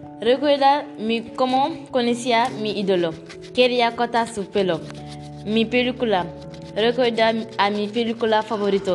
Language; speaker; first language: Spanish; non-native, learner; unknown